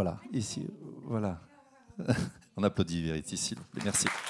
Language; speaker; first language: French; native; French